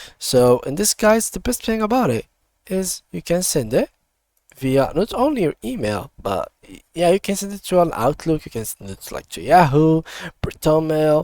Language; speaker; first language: English; non-native, fluent; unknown